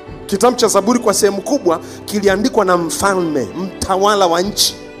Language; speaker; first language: Swahili; non-native, local second language; Masai